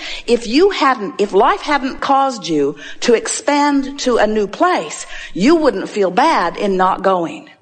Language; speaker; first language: English; native; English